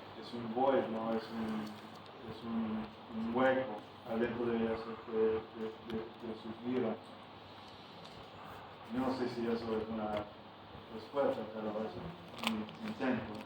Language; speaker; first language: Spanish; non-native, fluent; English